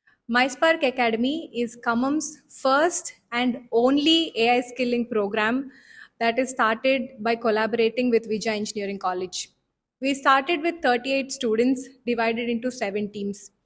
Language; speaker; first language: English; non-native, local second language; Telugu